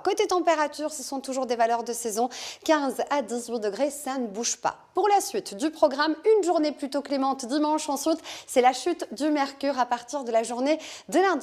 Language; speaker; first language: French; native; French